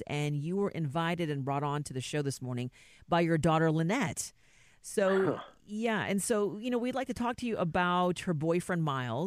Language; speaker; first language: English; native; English